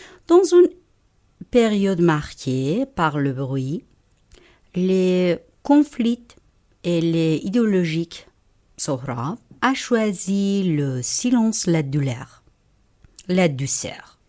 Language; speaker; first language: French; non-native, fluent; Persian